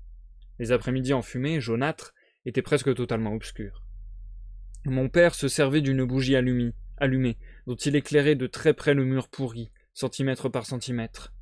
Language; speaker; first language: French; native; French